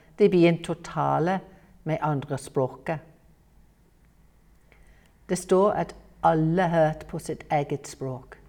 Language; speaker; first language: Norwegian; non-native, fluent; English